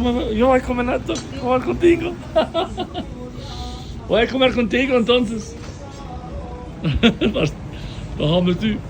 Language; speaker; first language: Spanish; non-native, learner; Albanian